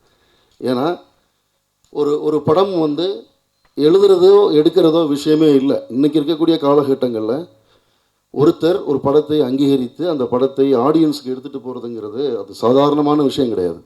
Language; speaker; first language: Tamil; native; Tamil